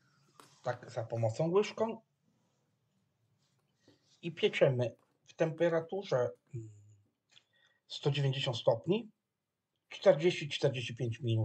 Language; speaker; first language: Polish; non-native, fluent; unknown